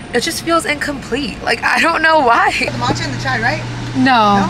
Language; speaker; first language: English; native; English